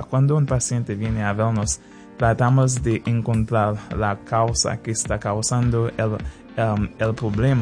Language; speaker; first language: Spanish; non-native, fluent; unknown